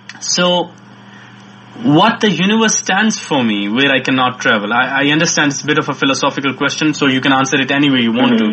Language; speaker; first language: English; non-native, local second language; Urdu